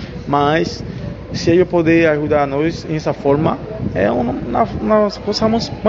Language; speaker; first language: Portuguese; non-native, learner; Haitian Creole